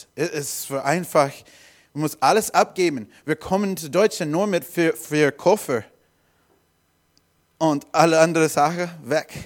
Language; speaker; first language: German; non-native, learner; English